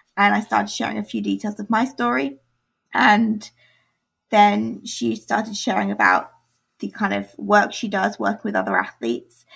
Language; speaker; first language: English; native; English